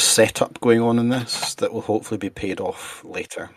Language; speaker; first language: English; native; English